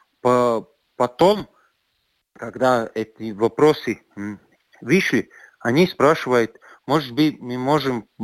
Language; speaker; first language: Russian; non-native, local second language; Latvian